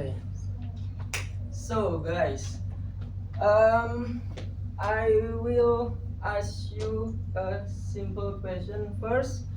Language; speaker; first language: English; non-native, learner; Indonesian